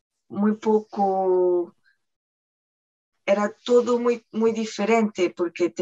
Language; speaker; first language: Spanish; non-native, fluent; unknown